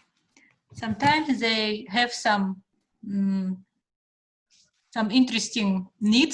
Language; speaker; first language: English; non-native, fluent; Russian